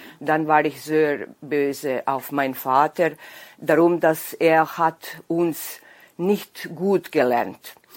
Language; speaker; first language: German; non-native, local second language; Serbian